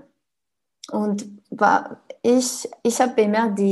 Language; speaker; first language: German; non-native, learner; French